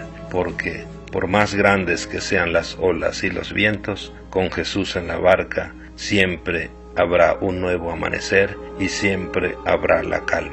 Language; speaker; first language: Spanish; native; Spanish